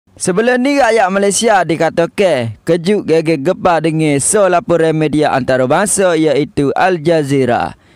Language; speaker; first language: Malay; native; Malay